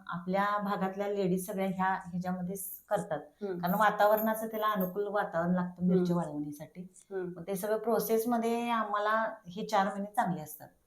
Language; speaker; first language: Marathi; native; Marathi